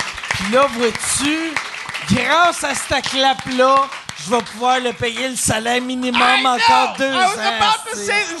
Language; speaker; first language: French; native; French